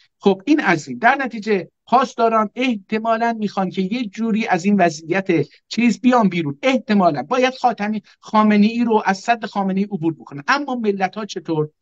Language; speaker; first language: Persian; non-native, local second language; Azerbaijani